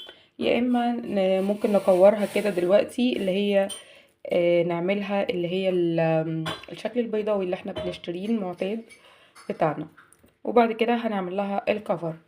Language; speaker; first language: Arabic; native; Arabic